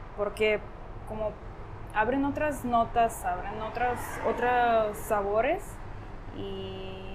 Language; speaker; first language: Spanish; non-native, fluent; Ukrainian